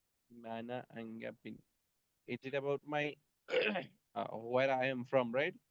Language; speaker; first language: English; non-native, local second language; Bangla